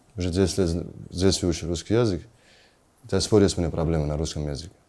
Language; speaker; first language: Russian; non-native, learner; Georgian